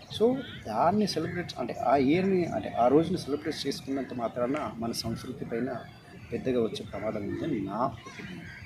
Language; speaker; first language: Telugu; non-native, local second language; Marathi